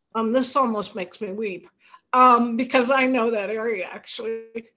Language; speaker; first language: English; native; English